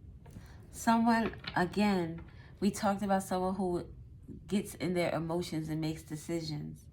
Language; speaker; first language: English; native; English